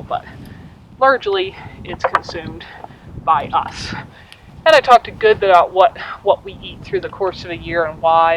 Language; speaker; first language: English; native; English